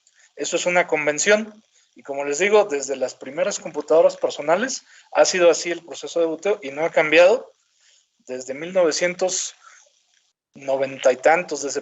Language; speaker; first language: Spanish; native; Spanish